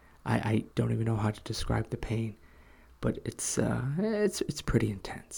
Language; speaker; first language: English; native; English